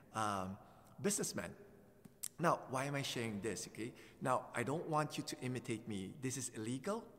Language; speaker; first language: English; non-native, local second language; Filipino